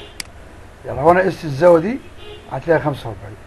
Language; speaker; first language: Arabic; native; Arabic